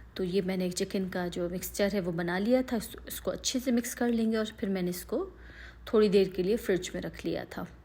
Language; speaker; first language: Urdu; native; Urdu